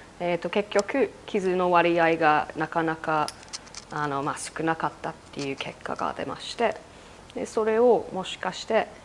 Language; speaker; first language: Japanese; non-native, fluent; English